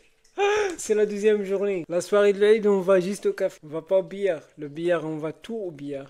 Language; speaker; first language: French; non-native, learner; Arabic